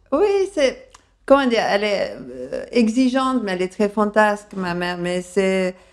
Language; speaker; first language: French; early bilingual, other home language; Spanish